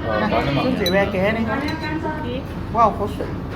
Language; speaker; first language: Chinese; native; Chinese